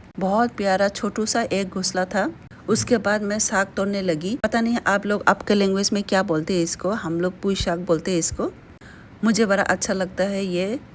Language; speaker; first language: Hindi; non-native, local second language; Bangla